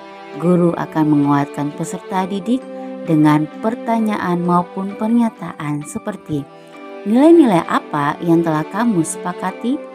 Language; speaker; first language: Indonesian; native; Indonesian